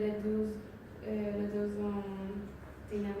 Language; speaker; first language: French; non-native, learner; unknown